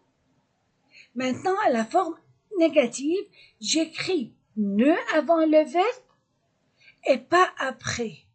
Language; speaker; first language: French; non-native, fluent; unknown